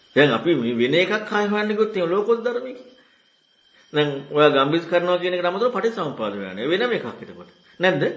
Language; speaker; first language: Sinhala; native; Sinhala